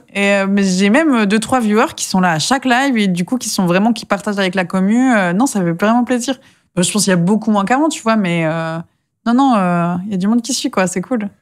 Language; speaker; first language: French; native; French